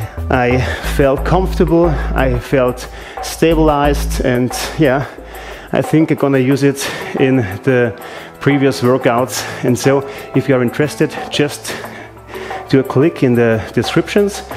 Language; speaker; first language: English; non-native, fluent; German